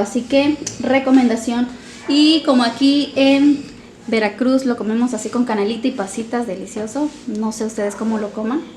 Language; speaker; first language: Spanish; native; Spanish